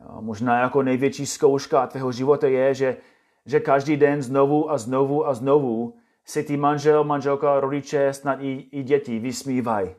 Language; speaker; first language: Czech; non-native, fluent; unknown